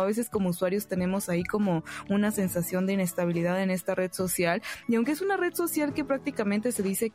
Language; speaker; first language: Spanish; native; Spanish